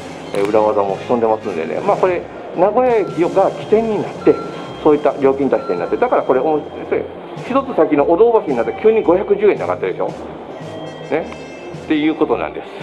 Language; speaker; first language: Japanese; native; Japanese